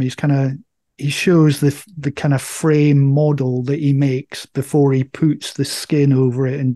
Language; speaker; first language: English; native; English